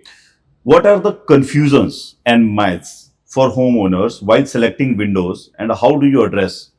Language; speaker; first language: English; non-native, local second language; Hindi